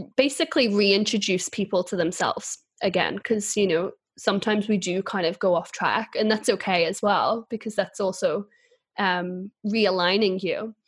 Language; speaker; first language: English; native; English